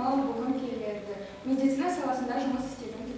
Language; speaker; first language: Kazakh; non-native, learner; Russian